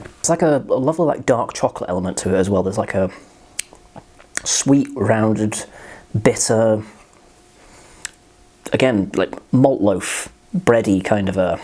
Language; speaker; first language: English; native; English